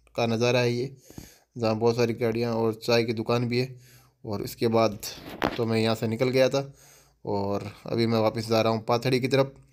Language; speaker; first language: Hindi; native; Hindi